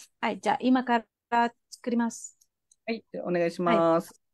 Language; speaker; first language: Japanese; non-native, learner; Spanish